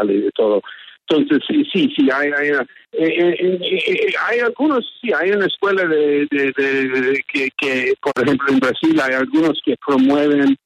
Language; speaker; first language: Spanish; early bilingual, heritage; English